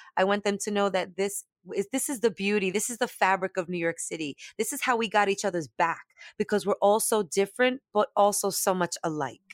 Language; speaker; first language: English; early bilingual, other home language; Spanish